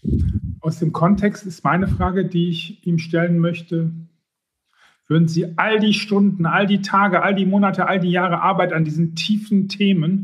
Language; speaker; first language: German; native; German